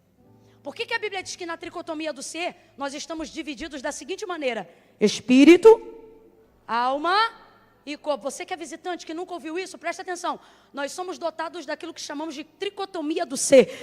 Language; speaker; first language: Portuguese; native; Portuguese